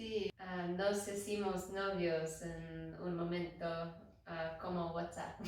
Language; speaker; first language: Spanish; non-native, learner; English